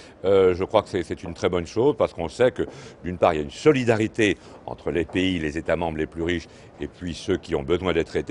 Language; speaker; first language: French; native; French